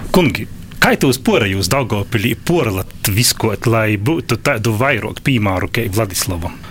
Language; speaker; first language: Latvian; native; Latvian